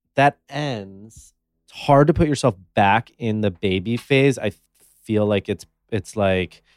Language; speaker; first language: English; native; English